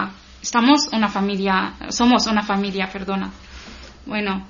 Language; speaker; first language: Spanish; non-native, learner; Arabic